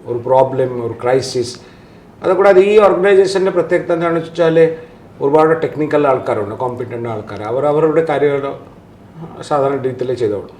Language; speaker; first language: Malayalam; non-native, local second language; Odia